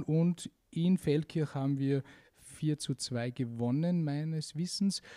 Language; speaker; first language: German; native; German